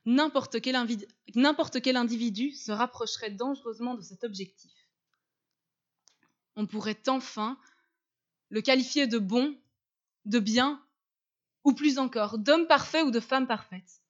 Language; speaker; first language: French; native; French